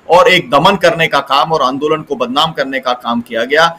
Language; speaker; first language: Hindi; native; Hindi